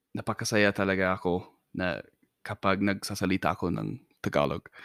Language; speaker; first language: Filipino; non-native, fluent; English